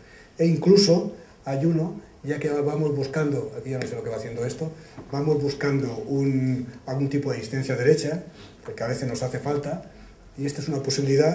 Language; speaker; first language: Spanish; native; Spanish